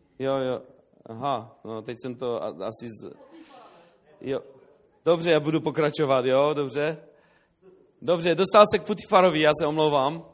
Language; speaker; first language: Czech; native; Czech